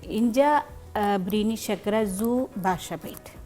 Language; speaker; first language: Central Kurdish; non-native, learner; Persian